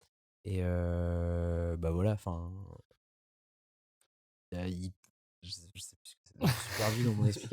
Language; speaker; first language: French; native; French